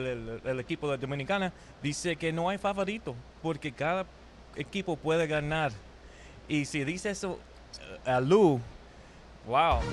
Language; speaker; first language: Spanish; early bilingual, heritage; Spanish